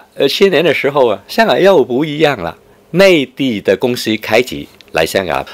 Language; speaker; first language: Chinese; non-native, fluent; Cantonese